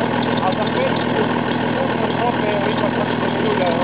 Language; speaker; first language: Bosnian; non-native, learner; Bulgarian